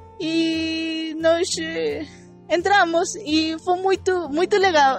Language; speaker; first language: Portuguese; non-native, learner; Spanish